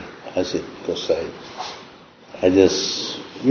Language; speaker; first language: English; non-native, local second language; Cebuano